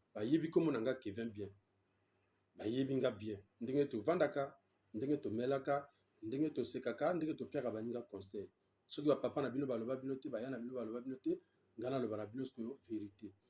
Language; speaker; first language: Lingala; non-native, local second language; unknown